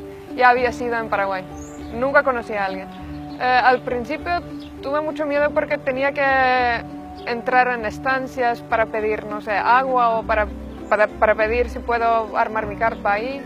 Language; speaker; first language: Spanish; non-native, fluent; Finnish